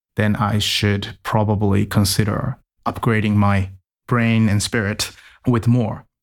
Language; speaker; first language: English; non-native, fluent; Japanese